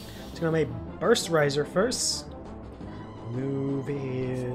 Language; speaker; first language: English; native; English